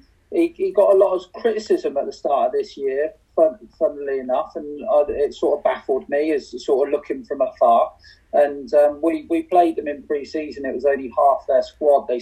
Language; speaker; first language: English; native; English